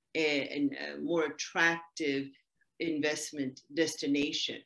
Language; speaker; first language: English; native; English